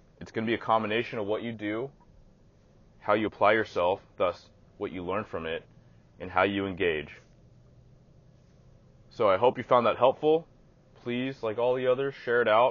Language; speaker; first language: English; native; English